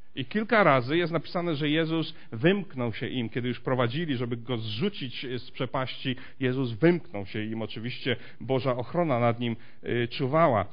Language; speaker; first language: Polish; native; Polish